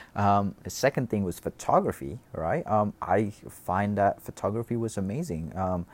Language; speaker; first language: English; non-native, fluent; Indonesian